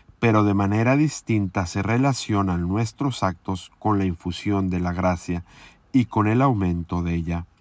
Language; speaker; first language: Spanish; native; Spanish